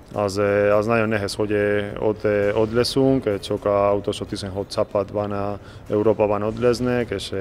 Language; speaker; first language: Hungarian; non-native, learner; Spanish